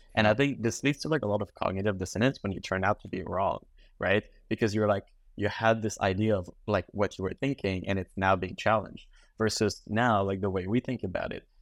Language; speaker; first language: English; native; English